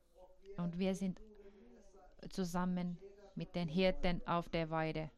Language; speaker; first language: German; non-native, fluent; Finnish